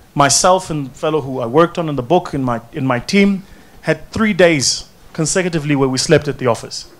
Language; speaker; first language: English; non-native, local second language; Zulu